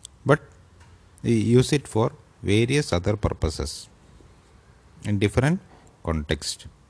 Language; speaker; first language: English; non-native, local second language; Malayalam